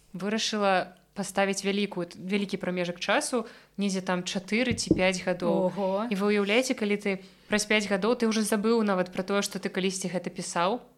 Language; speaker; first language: Belarusian; non-native, local second language; Russian